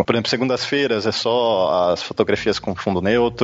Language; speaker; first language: Portuguese; native; Portuguese